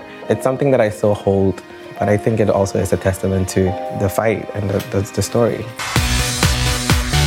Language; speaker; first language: English; non-native, local second language; Akan